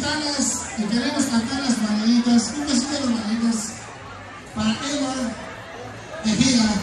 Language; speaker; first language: Spanish; native; Spanish